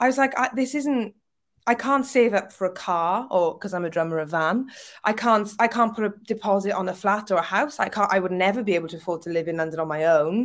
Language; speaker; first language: English; native; English